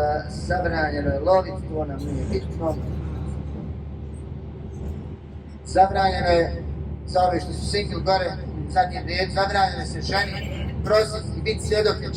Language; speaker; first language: Bosnian; native; Bosnian